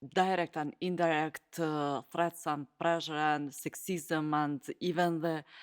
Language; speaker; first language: English; non-native, fluent; Albanian